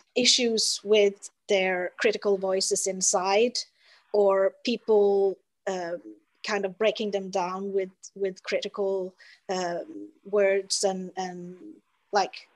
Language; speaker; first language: English; non-native, fluent; Norwegian